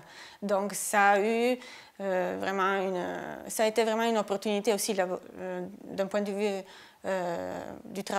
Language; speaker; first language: French; non-native, local second language; Italian